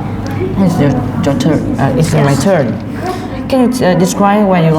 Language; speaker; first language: English; non-native, learner; Vietnamese